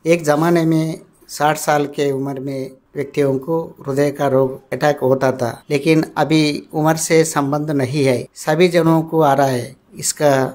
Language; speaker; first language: Hindi; non-native, local second language; Telugu